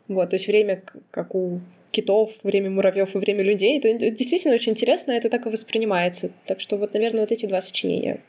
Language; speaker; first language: Russian; non-native, local second language; Azerbaijani